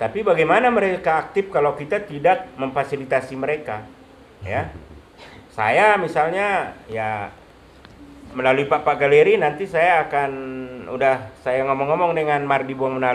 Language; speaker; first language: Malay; non-native, local second language; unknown